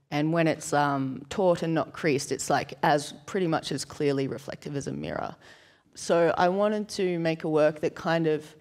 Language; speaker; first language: English; native; English